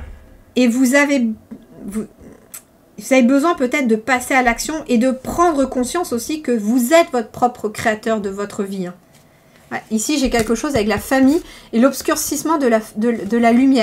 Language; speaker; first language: French; native; French